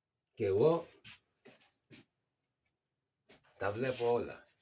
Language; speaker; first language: Greek; early bilingual, heritage; Greek